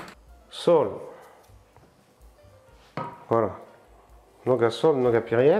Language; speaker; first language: Russian; non-native, learner; French